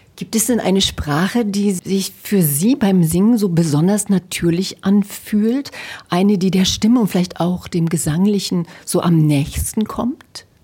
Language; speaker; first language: German; native; German